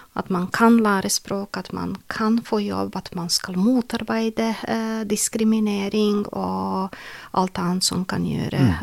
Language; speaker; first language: Norwegian; non-native, fluent; Serbian